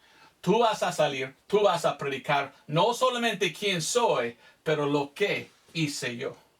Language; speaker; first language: Spanish; non-native, fluent; English